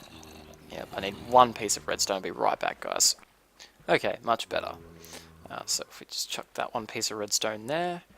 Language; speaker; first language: English; native; English